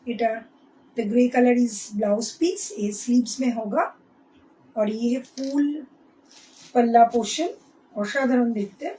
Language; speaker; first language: Hindi; non-native, local second language; Bangla